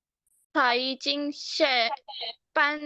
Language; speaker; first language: Chinese; non-native, learner; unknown